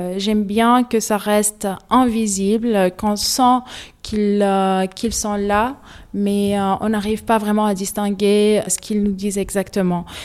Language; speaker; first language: French; non-native, fluent; Arabic